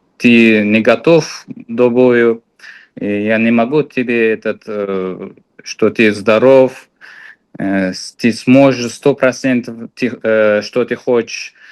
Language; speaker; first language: Russian; non-native, fluent; Uzbek